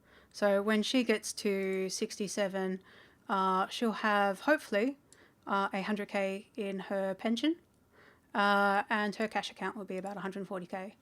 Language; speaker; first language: English; native; English